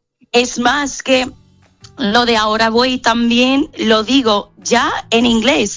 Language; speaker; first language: Spanish; non-native, fluent; English